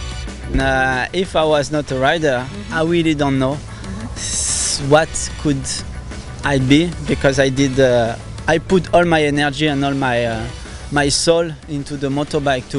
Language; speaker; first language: English; non-native, fluent; French